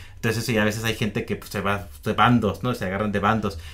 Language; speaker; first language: Spanish; native; Spanish